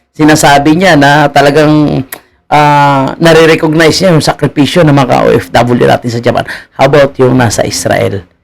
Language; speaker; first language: Filipino; native; Filipino